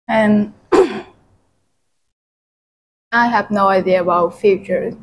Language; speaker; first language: English; non-native, learner; Vietnamese